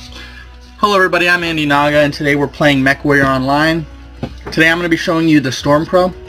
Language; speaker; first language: English; native; English